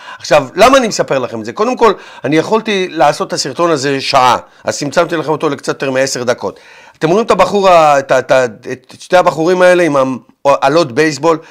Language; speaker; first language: Hebrew; native; Hebrew